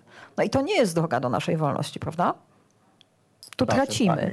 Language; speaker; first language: Polish; native; Polish